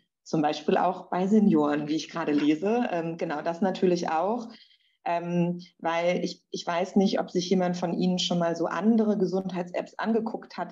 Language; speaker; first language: German; native; German